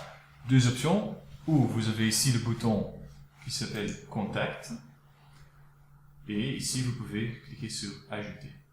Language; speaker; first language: French; non-native, local second language; Dutch